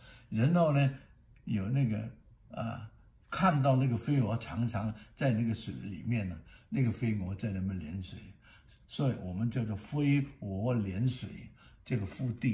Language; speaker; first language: Chinese; non-native, local second language; Cantonese